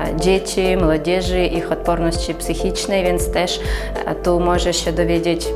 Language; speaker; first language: Polish; non-native, fluent; Russian